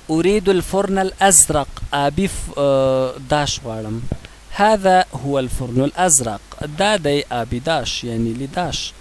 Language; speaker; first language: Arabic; non-native, fluent; Pashto